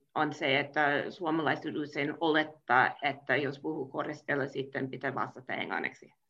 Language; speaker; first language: Finnish; non-native, fluent; English